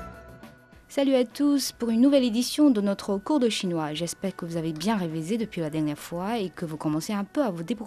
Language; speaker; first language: French; non-native, fluent; Chinese